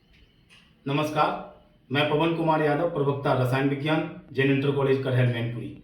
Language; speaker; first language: Hindi; native; Hindi